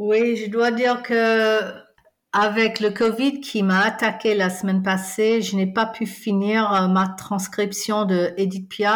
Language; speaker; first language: French; non-native, fluent; English